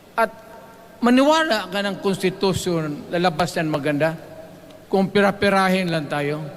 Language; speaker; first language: Filipino; non-native, local second language; Cebuano